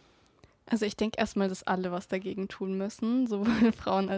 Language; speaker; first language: German; native; German